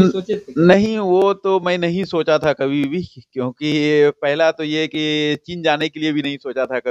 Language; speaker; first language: Hindi; native; Hindi